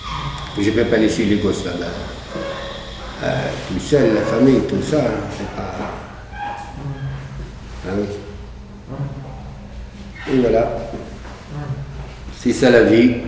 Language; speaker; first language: French; non-native, fluent; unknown